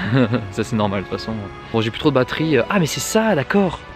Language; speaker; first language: French; native; French